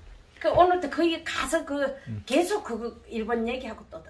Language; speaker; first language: Korean; native; Korean